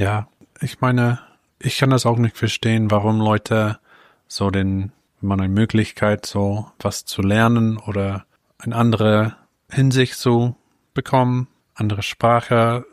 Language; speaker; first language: German; non-native, fluent; English